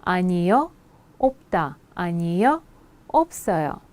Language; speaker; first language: Korean; non-native, fluent; Russian